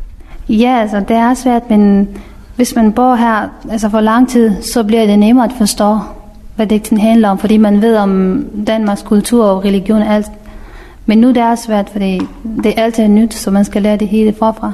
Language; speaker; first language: Danish; non-native, fluent; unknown